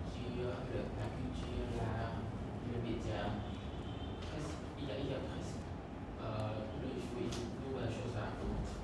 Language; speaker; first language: French; non-native, fluent; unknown